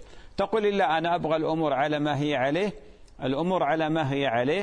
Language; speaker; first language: Arabic; native; Arabic